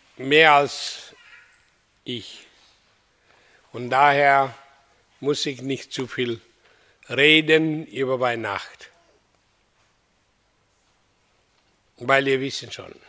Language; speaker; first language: German; non-native, fluent; Hindi